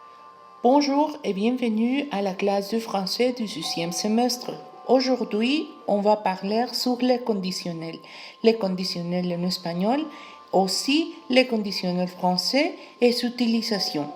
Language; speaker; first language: French; non-native, learner; Spanish